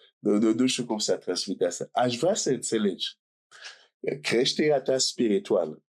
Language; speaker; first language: Romanian; non-native, fluent; French